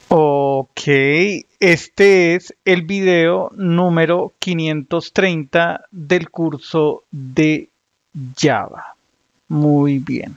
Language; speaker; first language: Spanish; native; Spanish